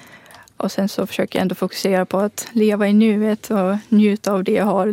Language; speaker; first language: Swedish; non-native, fluent; Ukrainian